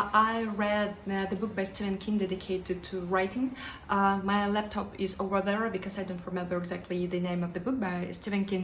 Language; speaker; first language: English; non-native, fluent; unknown